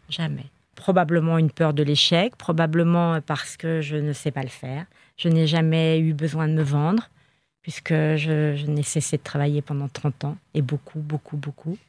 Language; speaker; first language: French; native; French